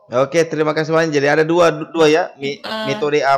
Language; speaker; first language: Indonesian; native; Indonesian